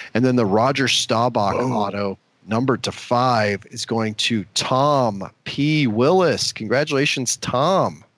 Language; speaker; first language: English; native; English